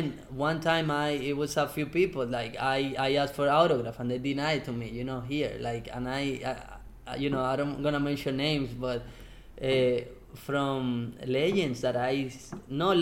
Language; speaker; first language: English; non-native, fluent; Spanish